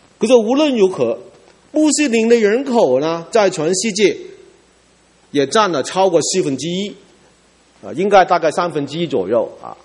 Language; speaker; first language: Chinese; non-native, local second language; Cantonese